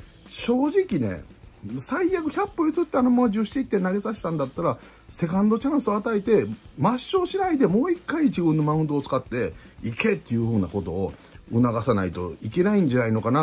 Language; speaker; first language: Japanese; native; Japanese